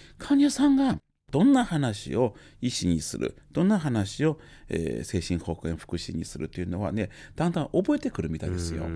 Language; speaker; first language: Japanese; native; Japanese